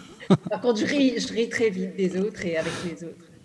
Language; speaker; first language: French; early bilingual, other home language; English